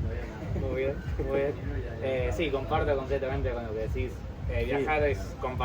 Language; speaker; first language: Spanish; native; Spanish